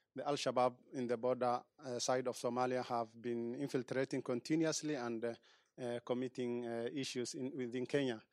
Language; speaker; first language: English; non-native, local second language; Somali